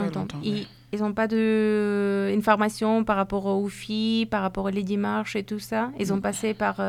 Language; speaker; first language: French; non-native, fluent; Persian